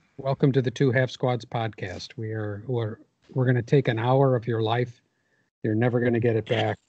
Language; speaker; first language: English; native; English